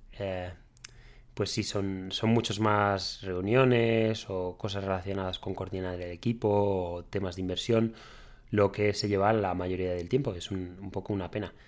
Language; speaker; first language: Spanish; native; Spanish